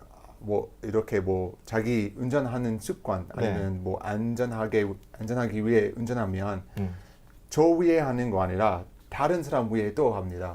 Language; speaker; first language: Korean; non-native, fluent; English